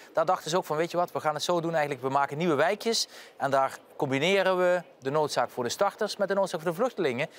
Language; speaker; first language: Dutch; native; Dutch